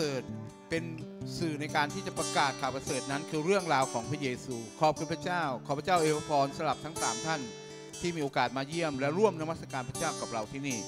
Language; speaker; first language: Thai; native; Thai